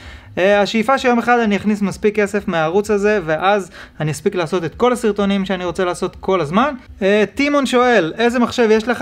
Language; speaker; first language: Hebrew; native; Hebrew